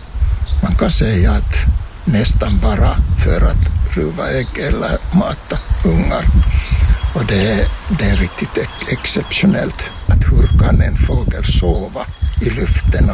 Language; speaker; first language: Swedish; non-native, local second language; Finnish